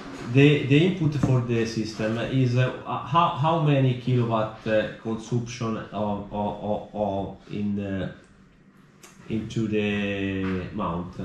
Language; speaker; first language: English; non-native, learner; Italian